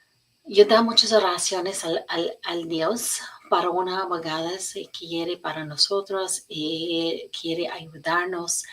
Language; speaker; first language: Spanish; non-native, learner; English